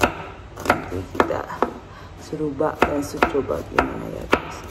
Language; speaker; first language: Indonesian; native; Indonesian